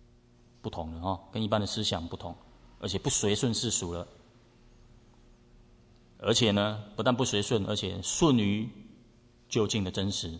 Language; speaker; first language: Chinese; native; Chinese